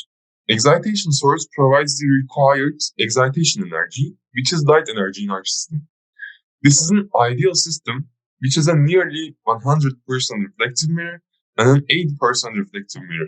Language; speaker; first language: English; non-native, fluent; Turkish